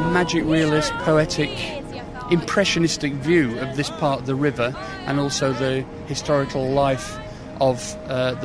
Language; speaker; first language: English; native; English